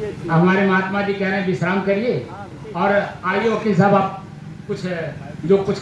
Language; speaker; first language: Hindi; native; Hindi